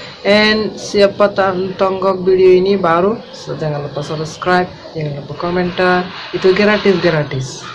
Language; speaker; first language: Indonesian; non-native, learner; Bangla